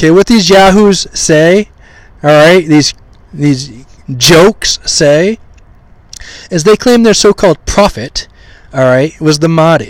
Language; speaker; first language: English; native; English